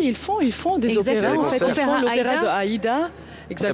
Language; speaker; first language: French; non-native, fluent; Arabic